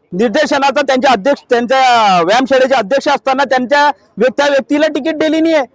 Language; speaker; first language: Marathi; non-native, local second language; Hindi